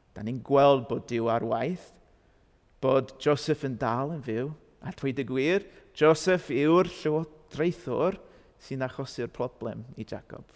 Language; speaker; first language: Welsh; non-native, fluent; English